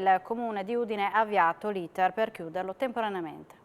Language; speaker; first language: Italian; native; Italian